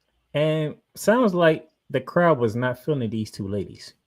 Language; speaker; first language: English; native; English